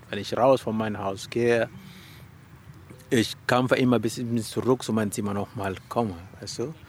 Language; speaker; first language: German; non-native, learner; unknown